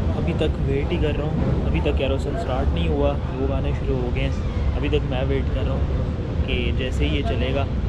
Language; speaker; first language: Urdu; native; Urdu